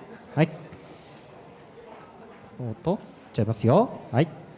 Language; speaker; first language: Japanese; native; Japanese